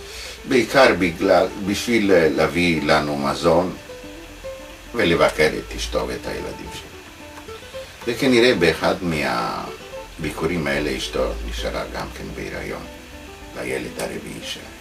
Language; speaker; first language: Hebrew; non-native, fluent; Italian